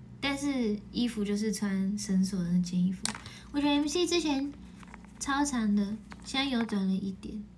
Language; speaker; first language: Chinese; non-native, fluent; Japanese